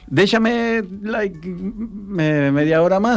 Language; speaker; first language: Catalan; non-native, learner; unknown